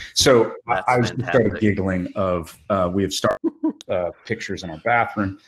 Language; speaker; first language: English; native; English